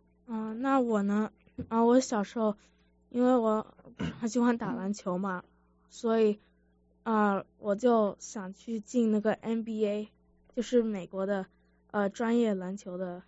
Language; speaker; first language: Chinese; early bilingual, heritage; Chinese